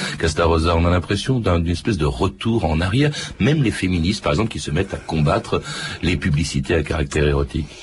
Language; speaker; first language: French; native; French